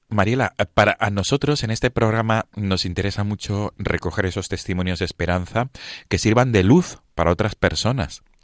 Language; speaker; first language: Spanish; native; Spanish